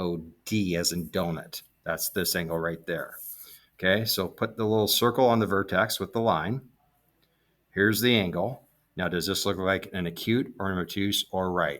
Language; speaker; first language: English; native; English